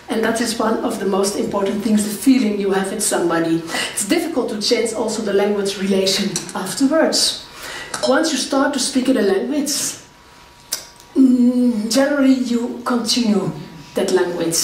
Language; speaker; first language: English; non-native, fluent; Dutch